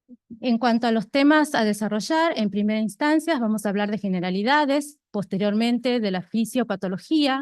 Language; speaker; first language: Spanish; native; Spanish